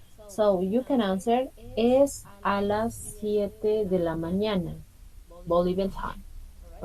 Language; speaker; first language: Spanish; non-native, fluent; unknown